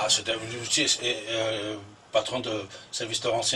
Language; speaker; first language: French; non-native, fluent; Persian